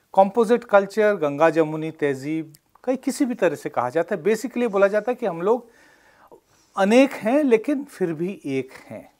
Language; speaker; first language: Hindi; non-native, local second language; Bangla